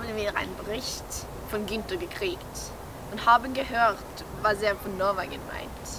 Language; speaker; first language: German; non-native, learner; Norwegian